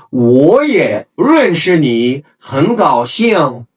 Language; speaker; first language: Chinese; non-native, fluent; Kazakh